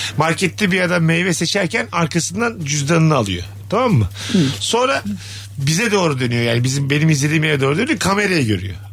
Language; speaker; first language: Turkish; native; Turkish